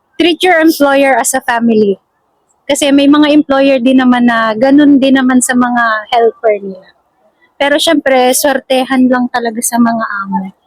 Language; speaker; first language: Filipino; non-native, local second language; Bikol